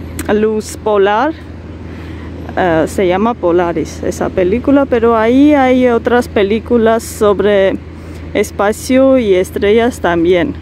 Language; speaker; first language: Spanish; non-native, fluent; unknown